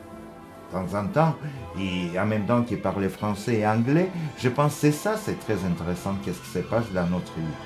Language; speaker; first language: French; non-native, fluent; Russian